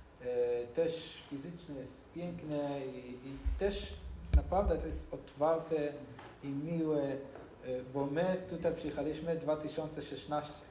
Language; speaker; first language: Polish; non-native, learner; Hebrew